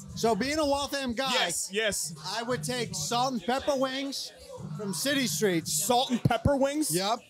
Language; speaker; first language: English; native; English